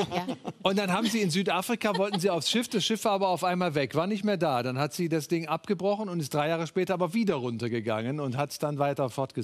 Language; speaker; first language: German; native; German